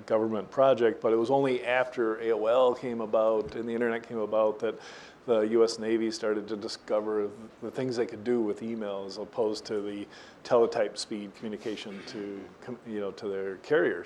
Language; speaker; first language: English; native; English